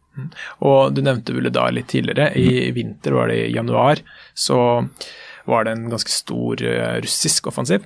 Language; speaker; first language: Norwegian; native; Norwegian